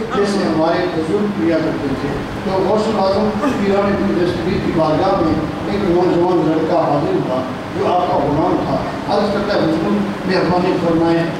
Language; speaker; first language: Urdu; non-native, local second language; Punjabi